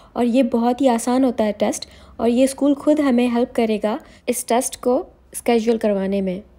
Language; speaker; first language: Hindi; native; Hindi